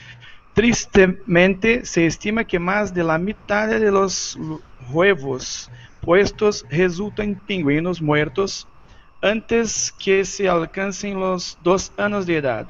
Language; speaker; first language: Spanish; non-native, learner; Portuguese